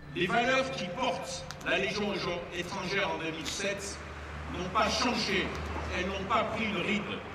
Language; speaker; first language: French; native; French